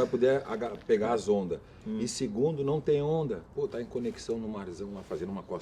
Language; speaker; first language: Portuguese; native; Portuguese